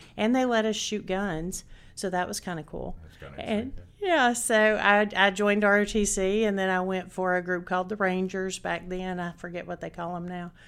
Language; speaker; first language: English; native; English